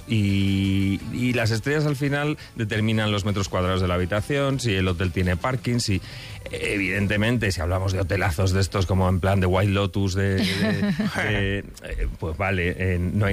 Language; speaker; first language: Spanish; native; Spanish